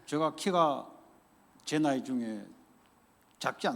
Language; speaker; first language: Korean; native; Korean